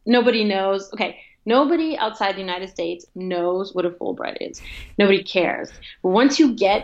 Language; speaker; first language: English; non-native, fluent; Portuguese